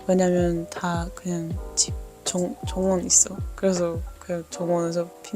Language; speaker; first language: Korean; non-native, fluent; Dutch